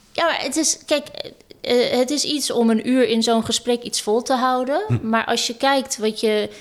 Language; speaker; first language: Dutch; early bilingual, other home language; Turkish